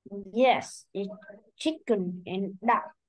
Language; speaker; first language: English; non-native, learner; Vietnamese